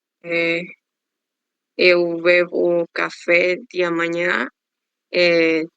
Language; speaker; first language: Portuguese; non-native, learner; Spanish